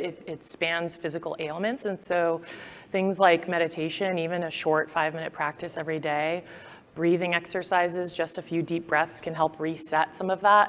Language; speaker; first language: English; native; English